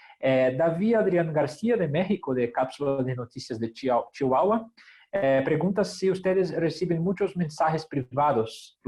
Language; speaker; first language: Spanish; non-native, fluent; Portuguese